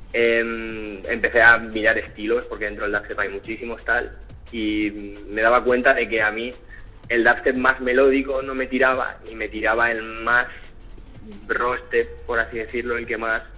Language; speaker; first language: Spanish; early bilingual, other home language; French